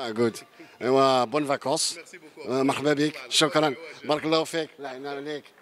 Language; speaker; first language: Arabic; native; Arabic